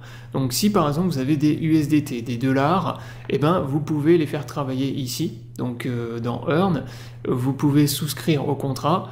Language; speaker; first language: French; native; French